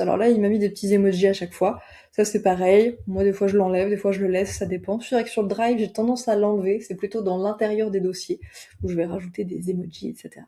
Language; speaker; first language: French; native; French